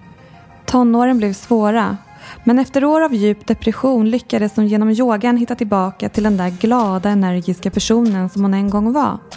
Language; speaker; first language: Swedish; native; Swedish